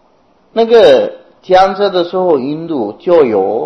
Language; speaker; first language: Chinese; non-native, fluent; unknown